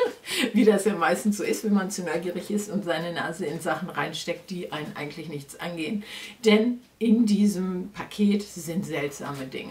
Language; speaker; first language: German; native; German